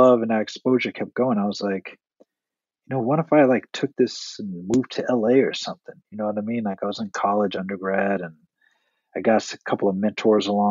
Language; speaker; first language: English; native; English